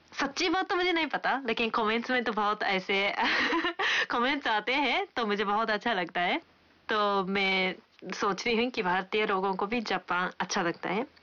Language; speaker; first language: Hindi; non-native, fluent; Japanese